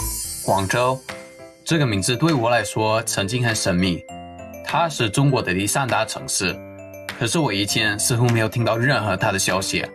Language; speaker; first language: Chinese; non-native, fluent; English